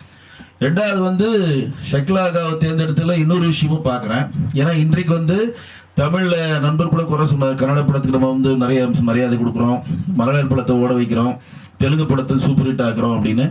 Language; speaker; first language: Tamil; native; Tamil